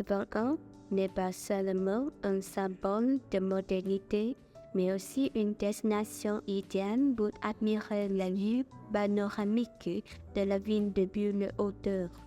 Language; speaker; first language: French; non-native, fluent; Vietnamese